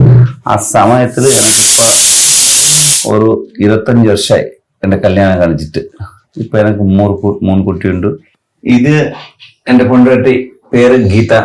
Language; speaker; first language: Malayalam; non-native, local second language; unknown